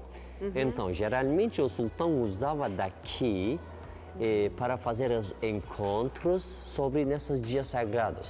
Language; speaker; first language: Portuguese; non-native, learner; Turkish